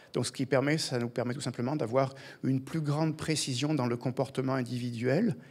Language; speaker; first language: French; native; French